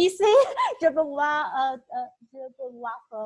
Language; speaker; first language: French; non-native, learner; Chinese